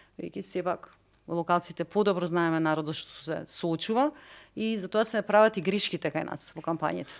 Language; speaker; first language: Macedonian; native; Macedonian